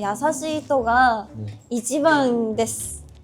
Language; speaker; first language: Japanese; non-native, learner; Korean